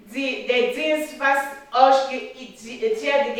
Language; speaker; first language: German; non-native, learner; French